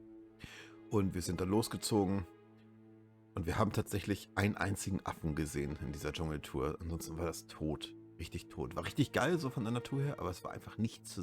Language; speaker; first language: German; native; German